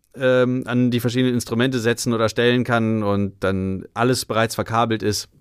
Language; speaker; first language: German; native; German